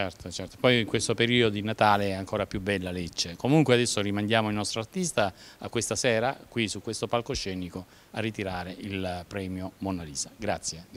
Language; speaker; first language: Italian; native; Italian